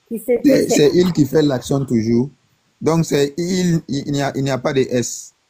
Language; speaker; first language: French; non-native, learner; Arabic